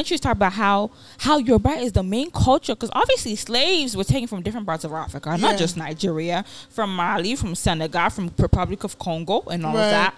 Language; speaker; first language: English; non-native, local second language; Yoruba